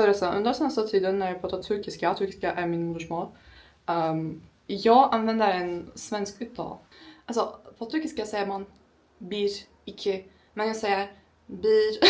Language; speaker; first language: Swedish; non-native, learner; Turkish